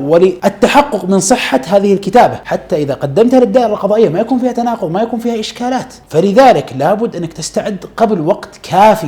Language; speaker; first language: Arabic; native; Arabic